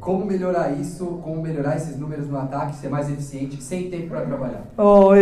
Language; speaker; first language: Portuguese; native; Portuguese